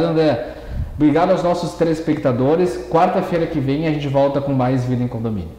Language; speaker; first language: Portuguese; native; Portuguese